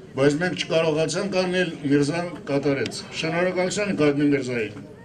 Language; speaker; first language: Armenian; non-native, local second language; Kurdish